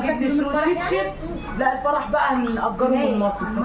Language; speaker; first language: Arabic; native; Arabic